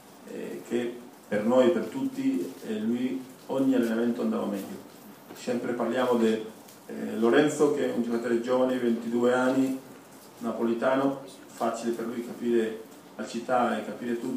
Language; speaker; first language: Italian; non-native, fluent; Spanish